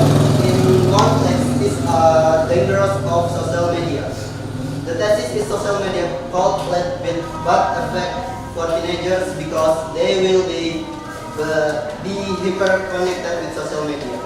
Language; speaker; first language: English; non-native, learner; Indonesian